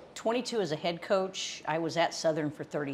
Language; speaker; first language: English; native; English